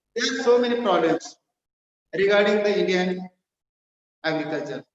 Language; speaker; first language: English; non-native, local second language; Marathi